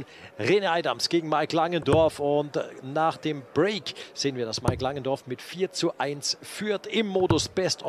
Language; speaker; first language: German; native; German